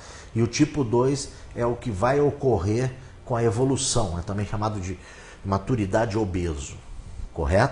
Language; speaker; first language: Portuguese; native; Portuguese